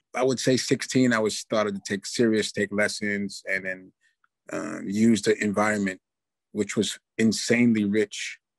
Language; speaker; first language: English; native; English